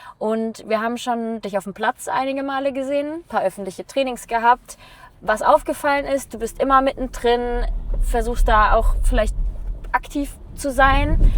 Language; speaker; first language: German; native; German